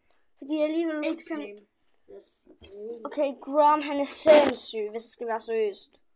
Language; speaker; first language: Danish; early bilingual, other home language; Polish